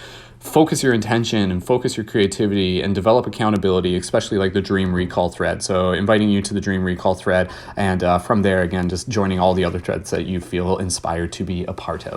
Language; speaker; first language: English; native; English